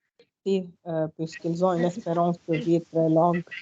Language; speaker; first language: French; non-native, learner; Arabic